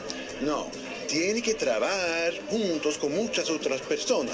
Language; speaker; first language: Spanish; non-native, learner; English